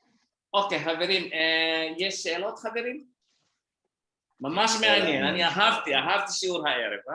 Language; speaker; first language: Hebrew; non-native, fluent; Indonesian